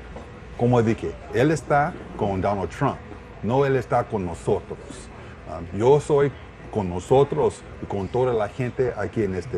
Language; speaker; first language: Spanish; non-native, learner; English